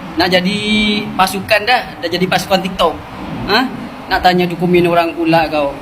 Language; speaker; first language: Malay; native; Malay